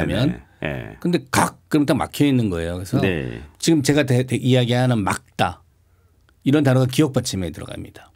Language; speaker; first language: Korean; native; Korean